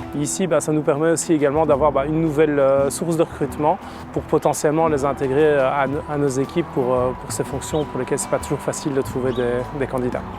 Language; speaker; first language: French; native; French